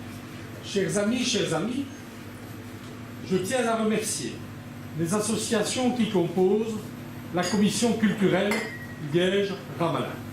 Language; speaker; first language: French; native; French